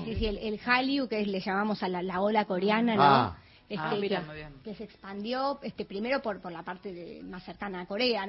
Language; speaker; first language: Spanish; native; Spanish